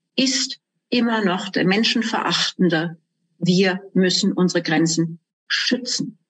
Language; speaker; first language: German; native; German